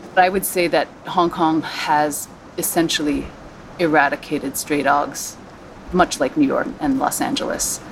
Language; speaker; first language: English; non-native, local second language; Cantonese